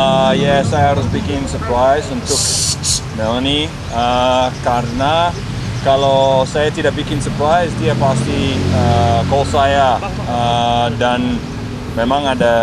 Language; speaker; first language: Indonesian; non-native, fluent; English